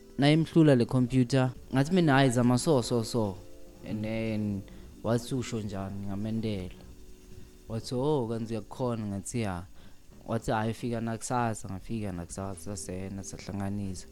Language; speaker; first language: Zulu; non-native, local second language; Swati